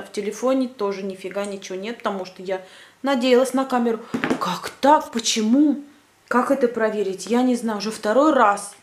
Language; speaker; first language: Russian; native; Russian